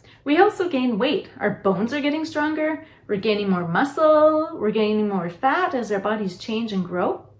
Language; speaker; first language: English; native; English